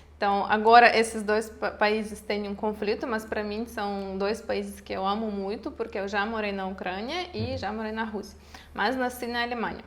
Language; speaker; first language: Portuguese; non-native, fluent; Russian